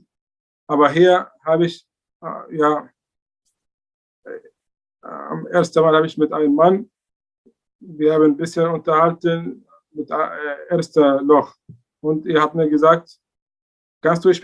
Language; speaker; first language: German; non-native, learner; Arabic